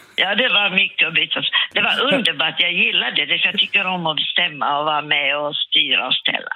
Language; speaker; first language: Swedish; non-native, local second language; Finnish